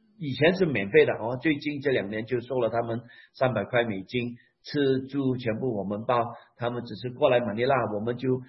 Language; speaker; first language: Chinese; non-native, local second language; Hakka Chinese